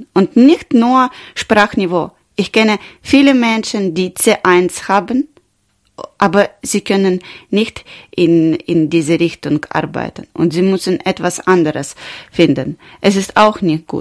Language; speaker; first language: German; non-native, learner; Ukrainian